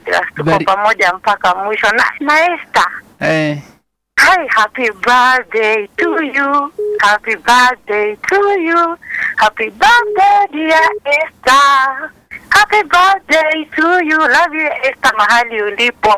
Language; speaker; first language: Swahili; non-native, local second language; Kikuyu